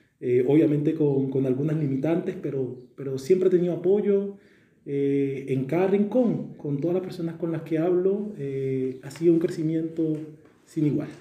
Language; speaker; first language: Spanish; native; Spanish